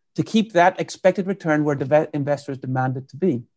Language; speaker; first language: English; native; English